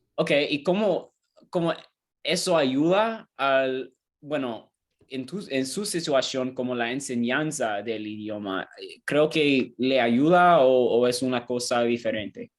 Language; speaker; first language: Spanish; non-native, learner; English